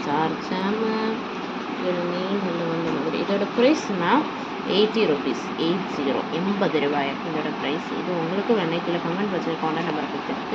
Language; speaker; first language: Tamil; native; Tamil